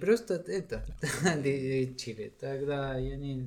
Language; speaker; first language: Russian; non-native, learner; Spanish